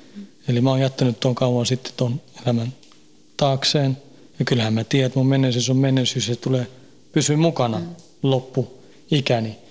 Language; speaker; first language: Finnish; early bilingual, heritage; Finnish